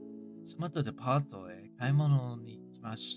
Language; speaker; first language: Japanese; non-native, learner; English